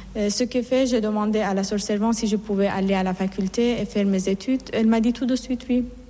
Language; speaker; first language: French; non-native, fluent; Persian